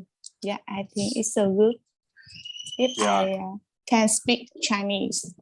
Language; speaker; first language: English; non-native, learner; Vietnamese